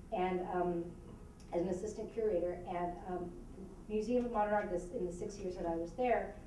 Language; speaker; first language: English; native; English